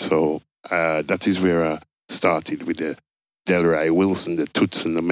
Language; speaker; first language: English; native; English